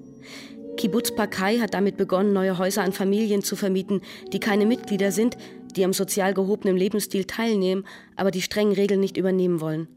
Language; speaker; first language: German; native; German